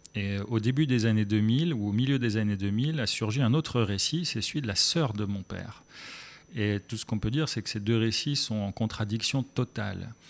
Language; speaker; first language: French; early bilingual, other home language; German